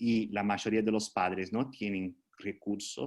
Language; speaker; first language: Spanish; non-native, fluent; Portuguese